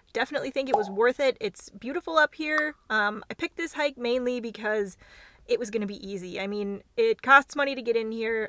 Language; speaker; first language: English; native; English